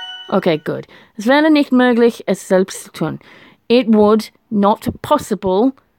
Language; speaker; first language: German; non-native, learner; English